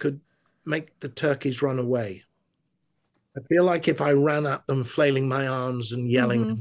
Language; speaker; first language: English; native; English